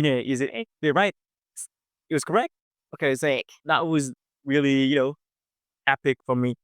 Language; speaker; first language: English; non-native, fluent; Indonesian